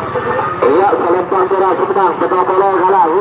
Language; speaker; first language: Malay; non-native, local second language; Madurese